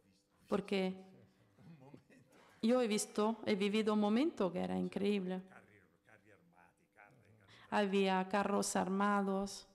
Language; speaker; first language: Spanish; non-native, fluent; Italian